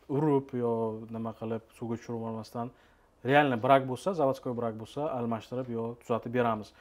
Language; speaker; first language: Uzbek; early bilingual, heritage; Uzbek